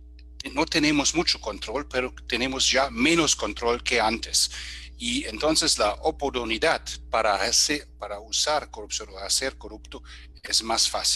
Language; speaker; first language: Spanish; non-native, fluent; German